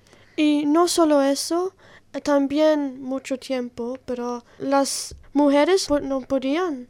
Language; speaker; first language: Spanish; non-native, learner; Italian